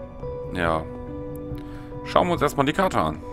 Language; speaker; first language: German; native; German